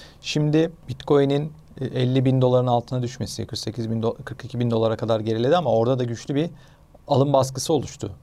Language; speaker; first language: Turkish; native; Turkish